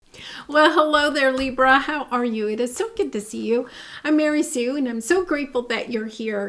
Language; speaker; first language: English; native; English